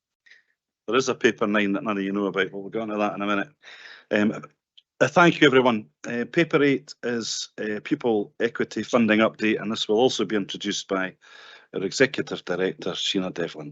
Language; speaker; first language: English; native; English